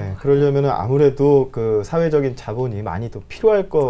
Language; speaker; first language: Korean; native; Korean